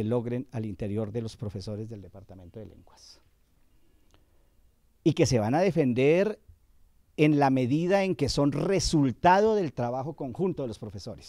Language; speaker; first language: Spanish; native; Spanish